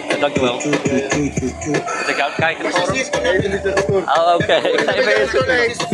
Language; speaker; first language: Dutch; non-native, learner; English